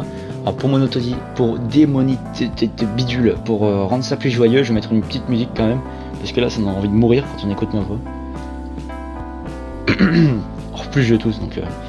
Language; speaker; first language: French; native; French